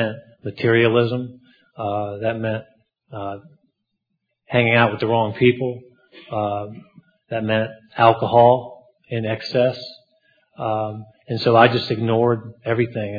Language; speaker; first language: English; native; English